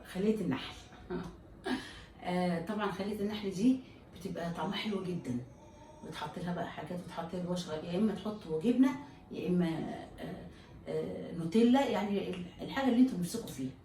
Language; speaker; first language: Arabic; native; Arabic